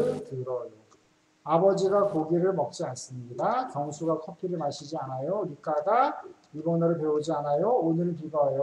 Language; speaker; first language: Korean; native; Korean